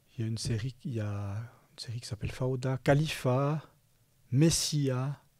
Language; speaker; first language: French; native; French